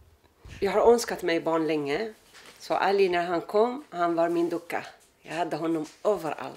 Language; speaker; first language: Swedish; non-native, fluent; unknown